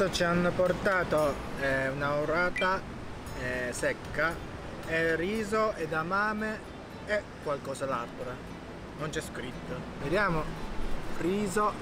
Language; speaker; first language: Italian; non-native, learner; Japanese